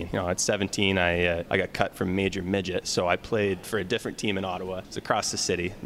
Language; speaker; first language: English; native; English